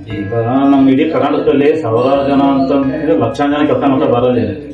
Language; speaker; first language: Kannada; native; Kannada